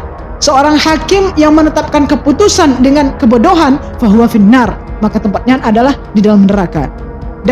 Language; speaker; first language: Indonesian; native; Indonesian